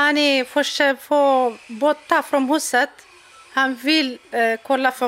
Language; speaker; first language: Swedish; non-native, learner; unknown